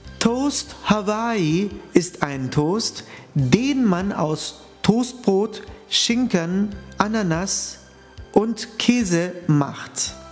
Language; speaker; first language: German; non-native, fluent; Turkish